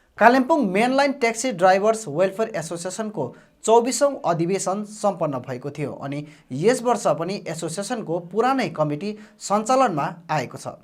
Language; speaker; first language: Nepali; native; Nepali